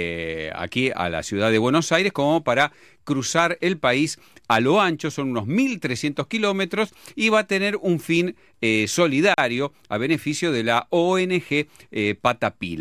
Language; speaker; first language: Spanish; native; Spanish